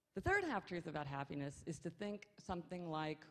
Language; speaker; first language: English; native; English